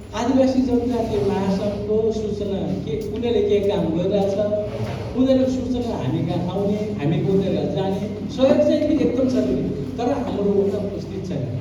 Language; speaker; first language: Nepali; non-native, local second language; Gurung